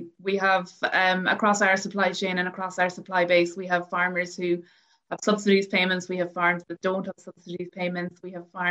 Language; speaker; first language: English; native; English